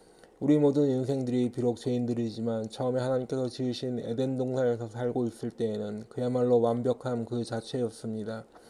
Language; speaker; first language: Korean; native; Korean